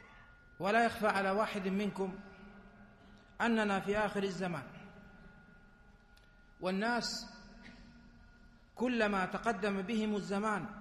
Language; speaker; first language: Arabic; native; Arabic